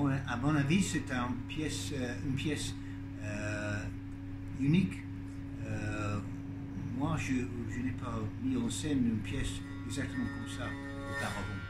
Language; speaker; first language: French; non-native, learner; English